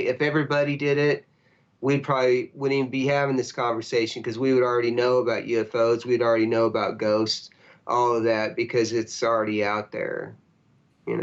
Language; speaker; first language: English; native; English